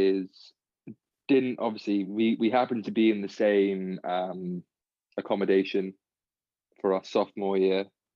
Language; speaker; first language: English; native; English